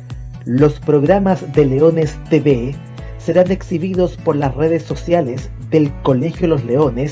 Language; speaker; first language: Spanish; native; Spanish